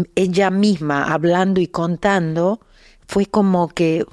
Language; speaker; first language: Spanish; native; Spanish